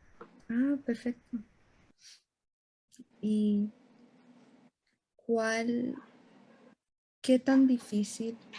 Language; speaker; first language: Spanish; early bilingual, heritage; Spanish